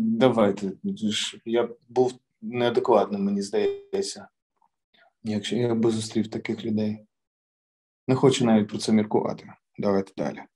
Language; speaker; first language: Ukrainian; non-native, local second language; Russian